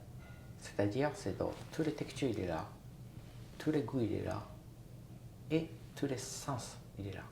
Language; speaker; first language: French; non-native, learner; Japanese